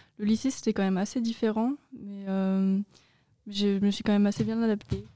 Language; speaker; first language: French; native; French